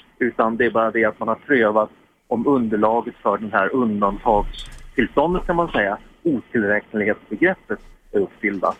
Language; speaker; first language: Swedish; native; Swedish